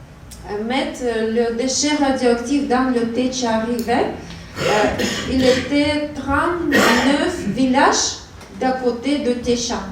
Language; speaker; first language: French; non-native, learner; Russian